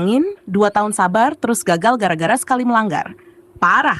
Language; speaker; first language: Indonesian; native; Indonesian